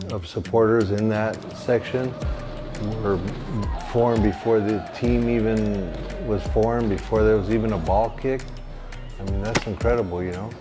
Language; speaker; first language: English; native; English